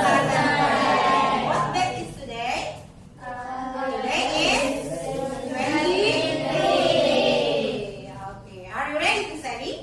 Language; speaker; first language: English; non-native, learner; Indonesian